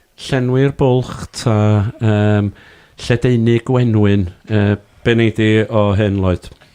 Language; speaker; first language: Welsh; native; Welsh